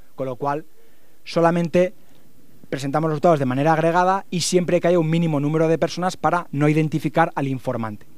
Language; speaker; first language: Spanish; native; Spanish